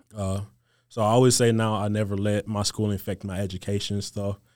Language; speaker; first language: English; native; English